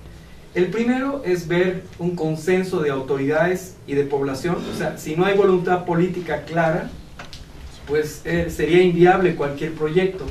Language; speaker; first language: Spanish; native; Spanish